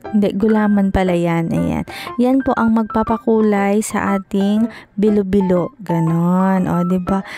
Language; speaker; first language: Filipino; non-native, local second language; Iloko